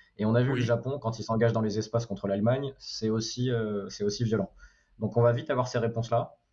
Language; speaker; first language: French; native; French